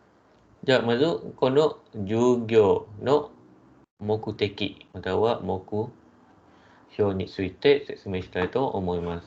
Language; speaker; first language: Japanese; non-native, fluent; Malay